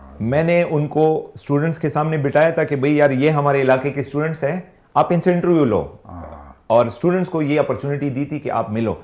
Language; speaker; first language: Urdu; non-native, local second language; Pashto